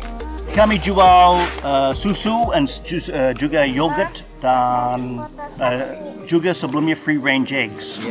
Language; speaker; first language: Indonesian; non-native, fluent; English